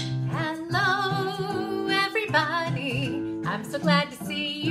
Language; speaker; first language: English; native; English